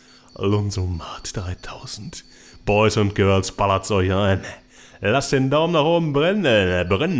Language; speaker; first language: German; native; German